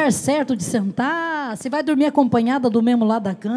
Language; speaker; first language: Portuguese; native; Portuguese